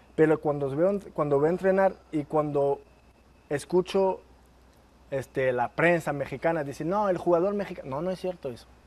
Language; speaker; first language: Spanish; non-native, fluent; French